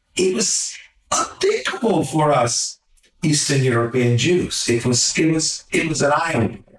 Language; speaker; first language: English; non-native, fluent; Hungarian